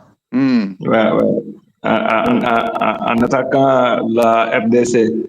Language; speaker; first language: French; non-native, fluent; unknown